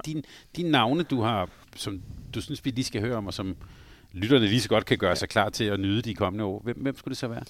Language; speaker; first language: Danish; native; Danish